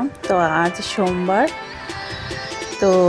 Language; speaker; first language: Bangla; native; Bangla